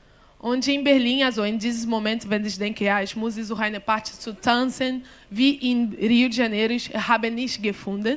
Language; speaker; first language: German; non-native, learner; Portuguese